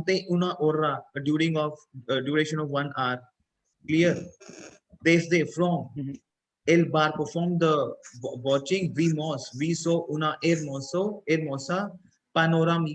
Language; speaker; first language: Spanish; non-native, fluent; Hindi